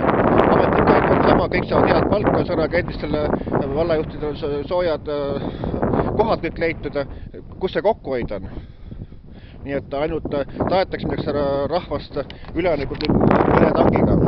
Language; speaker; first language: Estonian; native; Estonian